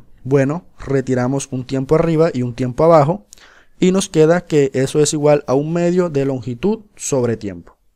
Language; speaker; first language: Spanish; native; Spanish